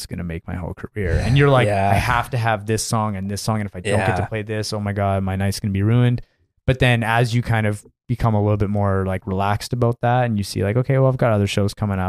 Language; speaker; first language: English; native; English